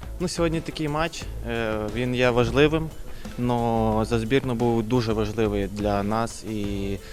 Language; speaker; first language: Ukrainian; non-native, local second language; Russian